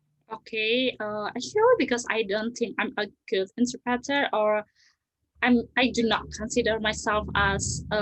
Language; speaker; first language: English; non-native, learner; Indonesian